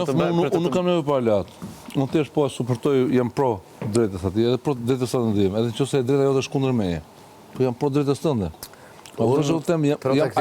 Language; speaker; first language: Albanian; native; Albanian